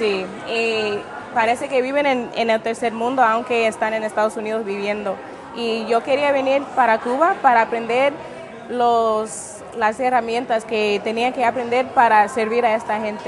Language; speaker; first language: Spanish; non-native, fluent; English